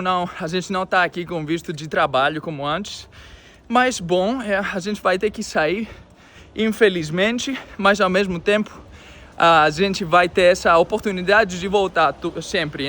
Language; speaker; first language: Portuguese; non-native, fluent; Greek